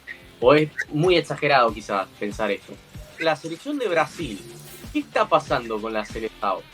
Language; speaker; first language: Spanish; native; Spanish